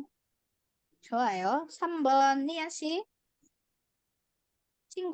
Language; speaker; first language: Korean; non-native, fluent; Indonesian